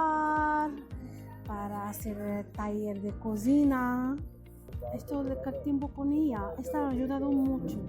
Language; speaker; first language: Spanish; non-native, learner; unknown